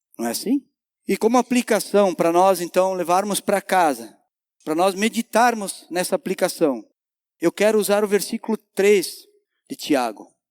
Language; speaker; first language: Portuguese; native; Portuguese